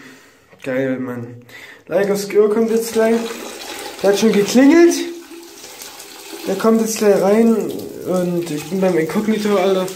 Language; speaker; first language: German; native; German